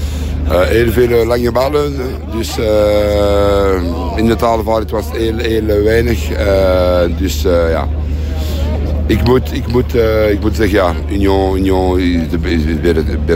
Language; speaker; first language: Dutch; non-native, local second language; French